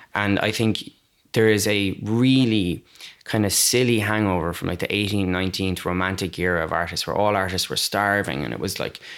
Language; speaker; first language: English; native; English